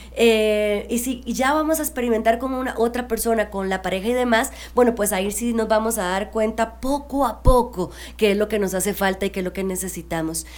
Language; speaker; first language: Spanish; native; Spanish